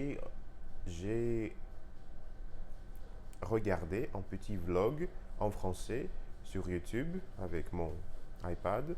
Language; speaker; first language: French; non-native, learner; Russian